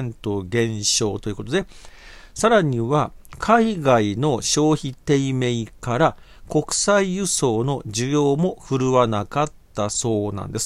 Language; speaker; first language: Japanese; native; Japanese